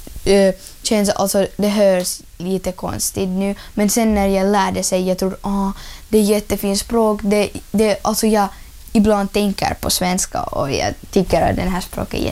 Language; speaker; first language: Swedish; early bilingual, other home language; Ukrainian